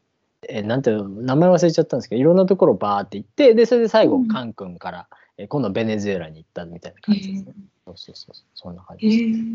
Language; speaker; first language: Japanese; native; Japanese